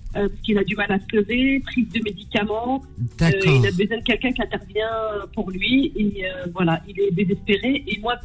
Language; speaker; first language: French; non-native, local second language; Arabic